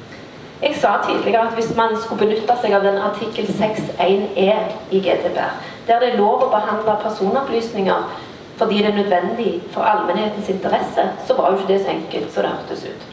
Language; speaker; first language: Norwegian; native; Norwegian